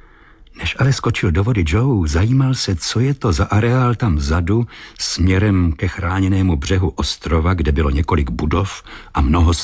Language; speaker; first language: Czech; native; Czech